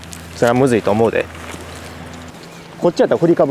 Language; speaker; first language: Japanese; native; Japanese